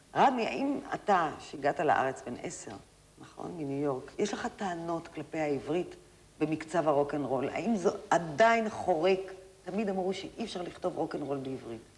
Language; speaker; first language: Hebrew; native; Hebrew